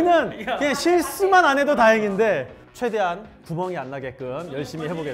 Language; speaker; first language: Korean; native; Korean